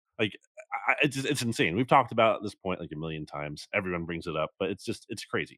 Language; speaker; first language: English; native; English